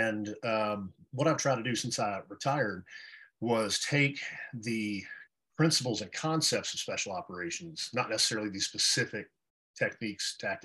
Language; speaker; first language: English; native; English